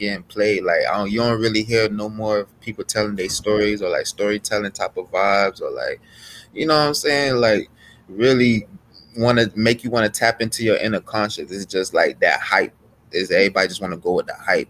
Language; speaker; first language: English; native; English